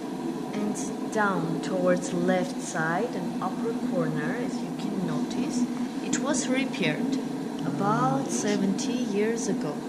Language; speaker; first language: English; non-native, fluent; Armenian